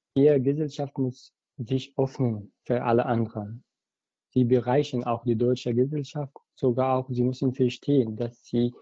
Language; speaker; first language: German; non-native, fluent; Arabic